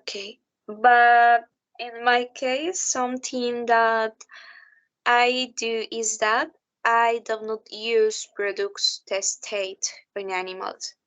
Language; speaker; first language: English; non-native, learner; Spanish